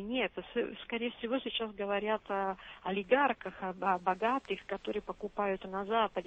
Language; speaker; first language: Russian; non-native, fluent; Italian